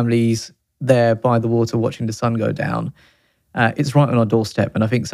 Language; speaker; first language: English; native; English